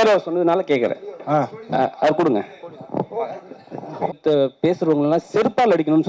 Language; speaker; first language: Tamil; native; Tamil